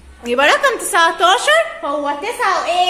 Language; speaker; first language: Arabic; native; Arabic